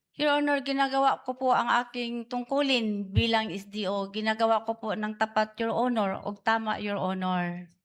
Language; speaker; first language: Filipino; non-native, local second language; Cebuano